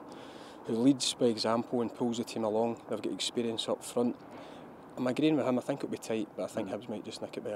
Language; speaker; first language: English; native; English